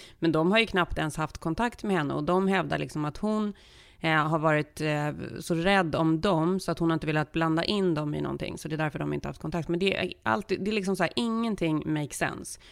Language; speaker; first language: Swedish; early bilingual, heritage; Swedish